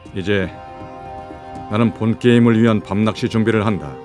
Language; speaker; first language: Korean; native; Korean